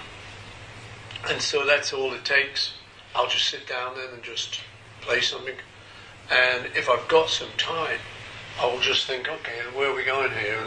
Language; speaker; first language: English; native; English